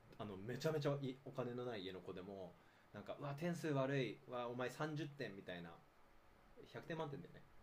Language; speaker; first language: Japanese; native; Japanese